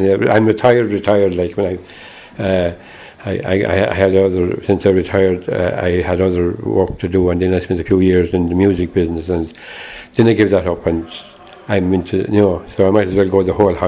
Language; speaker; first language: English; native; English